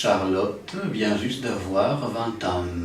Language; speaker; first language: French; non-native, learner; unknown